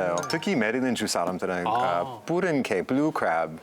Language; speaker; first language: Korean; non-native, learner; English